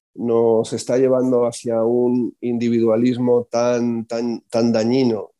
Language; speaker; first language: Spanish; native; Spanish